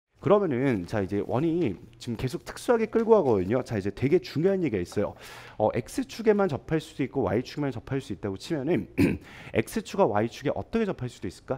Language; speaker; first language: Korean; native; Korean